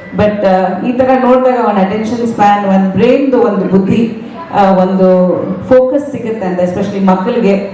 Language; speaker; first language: Kannada; non-native, fluent; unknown